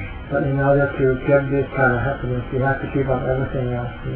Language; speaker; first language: English; non-native, fluent; Thai